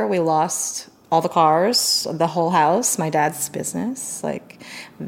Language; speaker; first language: English; native; English